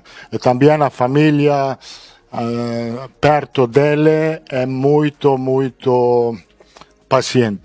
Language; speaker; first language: Portuguese; non-native, fluent; Spanish